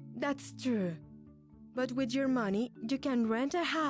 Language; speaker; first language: English; non-native, fluent; Spanish